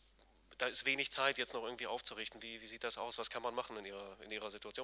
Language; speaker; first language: German; native; German